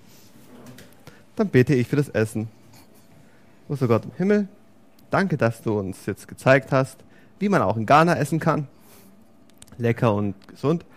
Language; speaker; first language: German; native; German